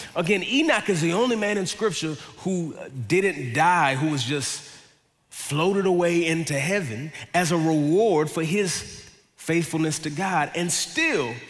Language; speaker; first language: English; native; English